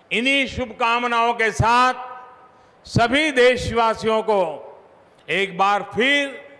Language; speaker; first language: Hindi; non-native, local second language; Gujarati